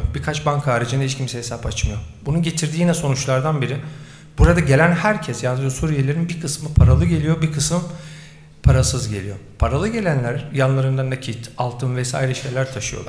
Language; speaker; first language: Turkish; native; Turkish